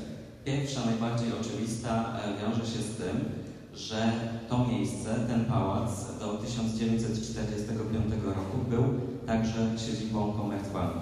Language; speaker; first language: Polish; native; Polish